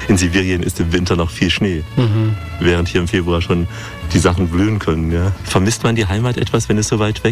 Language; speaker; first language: German; native; German